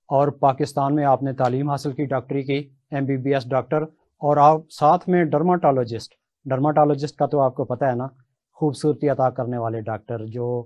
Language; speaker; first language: Urdu; native; Urdu